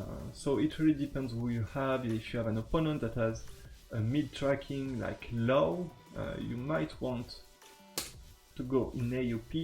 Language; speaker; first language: English; non-native, fluent; French